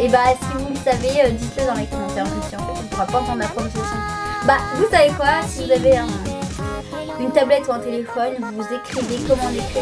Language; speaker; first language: French; native; French